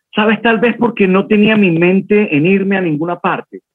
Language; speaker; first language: Spanish; native; Spanish